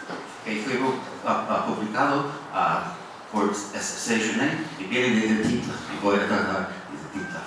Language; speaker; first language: Spanish; non-native, fluent; English